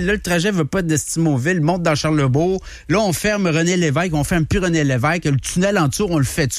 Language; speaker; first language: French; native; French